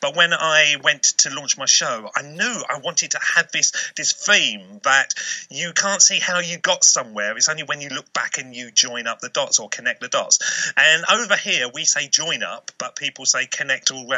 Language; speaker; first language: English; native; English